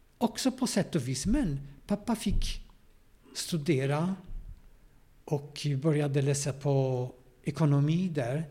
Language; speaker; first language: Swedish; non-native, fluent; Polish